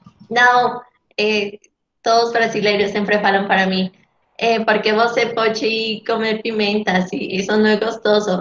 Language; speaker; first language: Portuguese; non-native, learner; Spanish